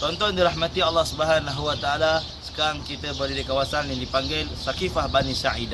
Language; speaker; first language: Malay; native; Malay